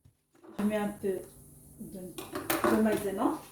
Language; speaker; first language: French; non-native, local second language; Arabic